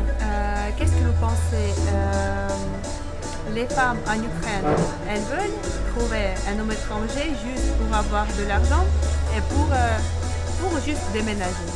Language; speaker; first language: French; non-native, fluent; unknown